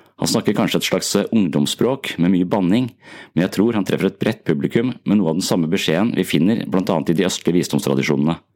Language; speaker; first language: Norwegian; native; Norwegian